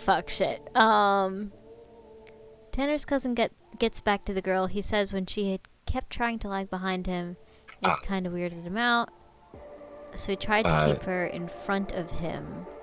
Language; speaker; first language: English; native; English